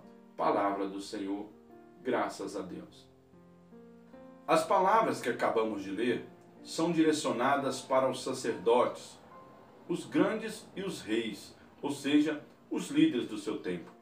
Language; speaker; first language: Portuguese; native; Portuguese